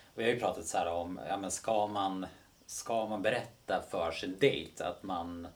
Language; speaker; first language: Swedish; early bilingual, other home language; Bosnian